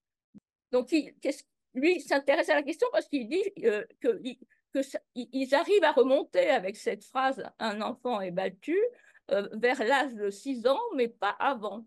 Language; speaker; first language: French; native; French